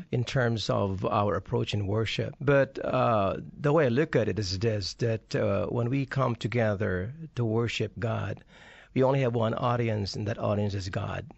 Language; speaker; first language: English; non-native, local second language; Filipino